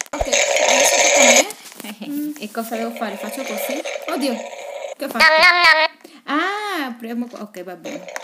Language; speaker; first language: Italian; non-native, fluent; Spanish